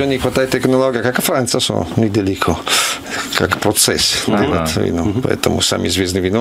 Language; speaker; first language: Russian; non-native, learner; Italian